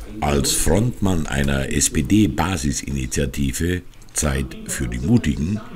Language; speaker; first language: German; native; German